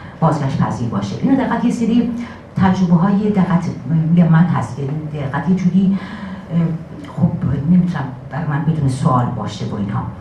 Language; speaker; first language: Persian; native; Persian